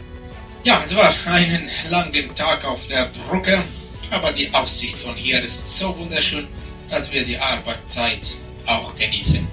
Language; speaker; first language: German; non-native, fluent; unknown